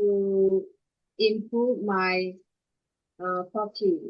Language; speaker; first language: English; non-native, learner; Chinese